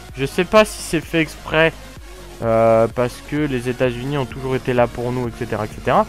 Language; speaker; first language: French; native; French